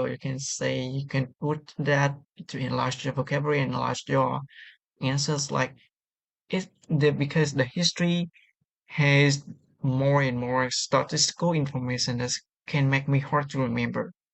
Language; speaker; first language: English; non-native, learner; Vietnamese